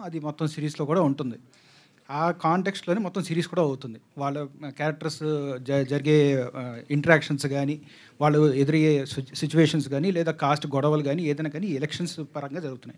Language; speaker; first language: Telugu; native; Telugu